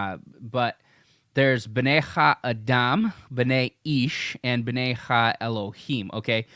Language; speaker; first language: English; native; English